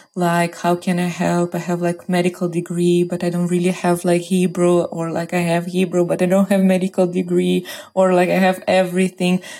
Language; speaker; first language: English; non-native, fluent; Russian